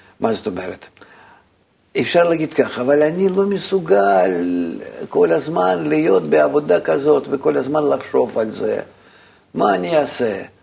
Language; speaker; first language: Hebrew; native; Hebrew